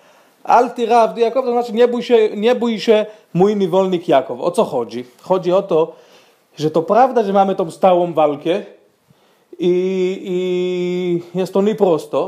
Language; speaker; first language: Polish; non-native, fluent; Hebrew